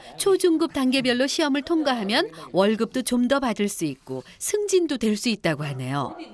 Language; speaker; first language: Korean; native; Korean